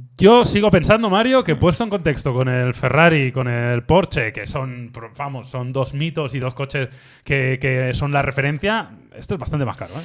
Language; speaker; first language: Spanish; native; Spanish